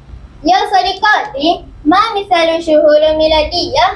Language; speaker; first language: Arabic; non-native, learner; Malay